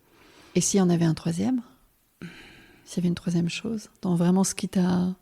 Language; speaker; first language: French; native; French